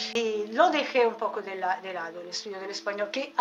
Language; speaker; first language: Spanish; non-native, fluent; Italian